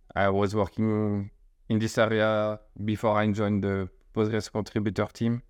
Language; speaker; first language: English; non-native, fluent; French